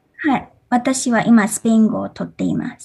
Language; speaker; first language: Japanese; early bilingual, heritage; English